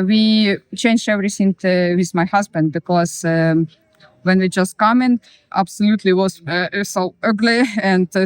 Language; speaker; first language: English; non-native, learner; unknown